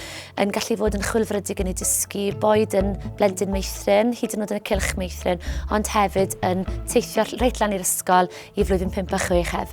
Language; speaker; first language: Welsh; native; Welsh